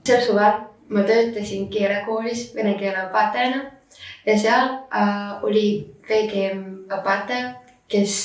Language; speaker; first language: Estonian; non-native, local second language; Russian